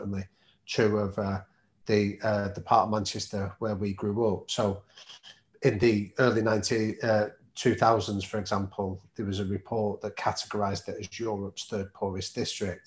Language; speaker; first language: English; native; English